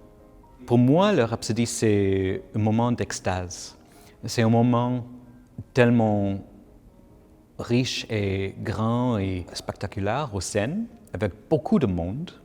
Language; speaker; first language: French; non-native, local second language; English